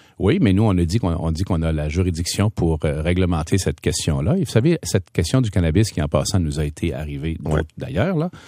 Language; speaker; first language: French; native; French